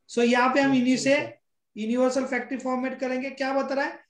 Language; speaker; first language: Hindi; non-native, local second language; Marathi